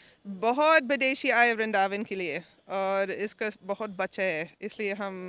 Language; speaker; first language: Hindi; non-native, learner; English